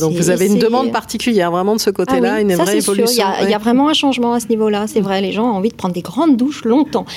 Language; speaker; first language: French; native; French